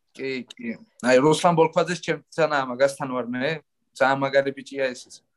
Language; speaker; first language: Georgian; native; Georgian